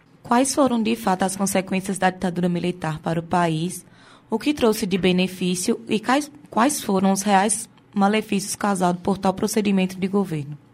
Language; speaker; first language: Portuguese; native; Portuguese